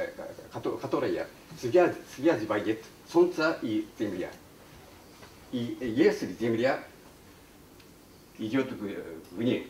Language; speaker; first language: Russian; non-native, learner; Japanese